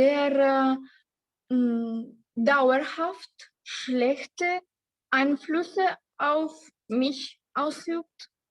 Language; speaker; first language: German; non-native, learner; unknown